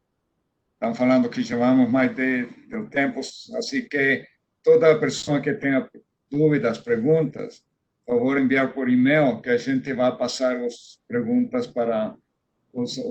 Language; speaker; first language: Portuguese; non-native, fluent; Spanish